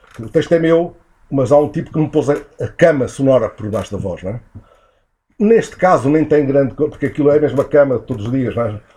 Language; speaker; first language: Portuguese; native; Portuguese